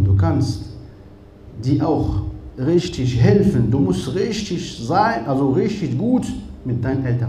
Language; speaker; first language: German; non-native, fluent; Arabic